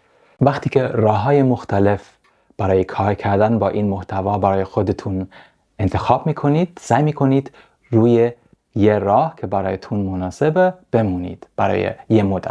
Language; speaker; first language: Persian; non-native, fluent; German